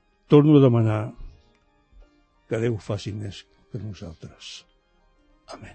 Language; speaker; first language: Catalan; native; Catalan